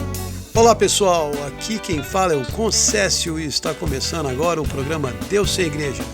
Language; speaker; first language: Portuguese; native; Portuguese